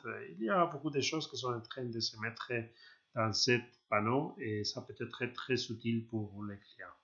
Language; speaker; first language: French; non-native, learner; Spanish